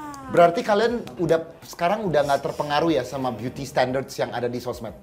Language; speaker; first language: Indonesian; native; Indonesian